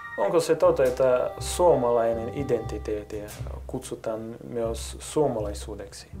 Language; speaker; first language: Finnish; non-native, learner; Russian